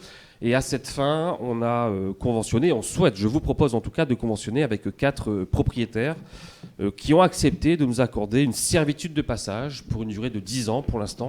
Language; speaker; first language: French; native; French